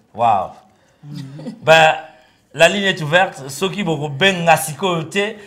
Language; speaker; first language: French; non-native, local second language; Lingala